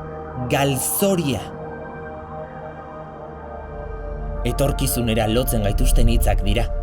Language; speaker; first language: Basque; native; Basque